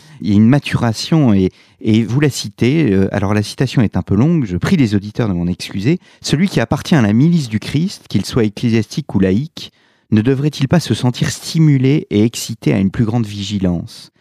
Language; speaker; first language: French; native; French